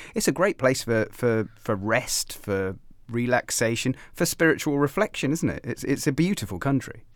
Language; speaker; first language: English; native; English